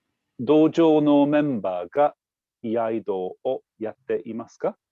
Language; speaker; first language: Japanese; non-native, fluent; English